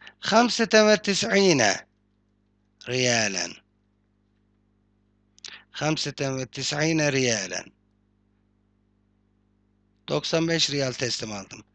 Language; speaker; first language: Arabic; non-native, fluent; Turkish